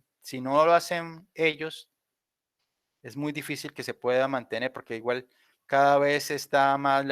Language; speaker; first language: Spanish; native; Spanish